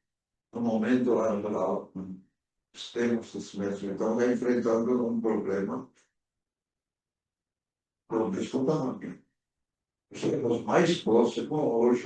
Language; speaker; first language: Portuguese; early bilingual, other home language; German